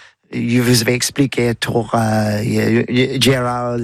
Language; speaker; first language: French; non-native, learner; English